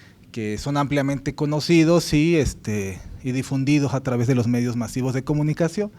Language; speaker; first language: Spanish; native; Spanish